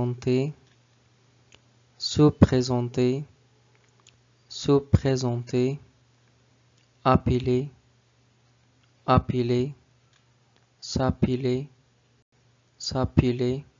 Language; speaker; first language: French; non-native, fluent; Arabic